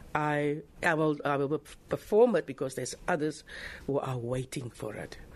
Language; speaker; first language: English; non-native, local second language; Afrikaans